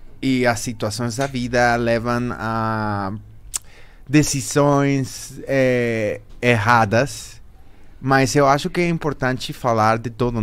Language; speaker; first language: Portuguese; non-native, learner; Spanish